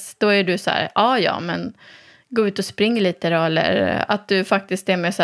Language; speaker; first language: Swedish; native; Swedish